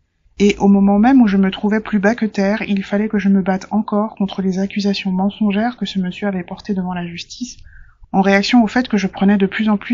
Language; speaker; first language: French; native; French